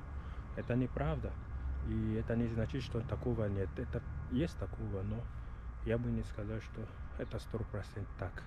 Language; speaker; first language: Russian; non-native, learner; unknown